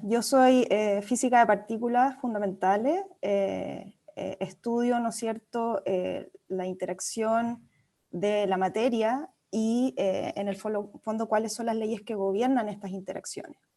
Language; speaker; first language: Spanish; native; Spanish